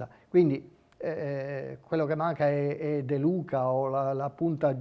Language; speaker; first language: Italian; native; Italian